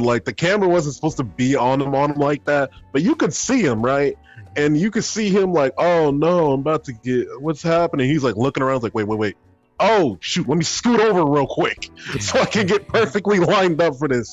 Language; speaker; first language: English; native; English